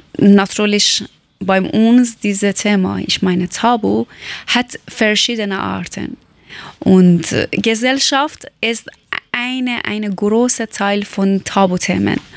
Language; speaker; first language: German; non-native, learner; Persian